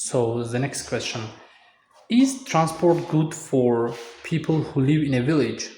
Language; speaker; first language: English; non-native, fluent; Tajik